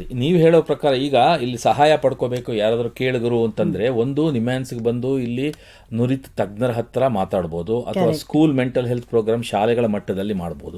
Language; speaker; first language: Kannada; native; Kannada